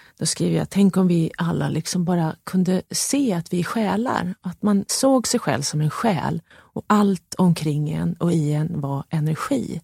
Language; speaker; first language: Swedish; native; Swedish